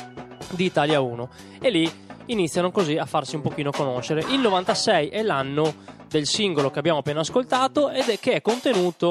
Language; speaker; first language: Italian; native; Italian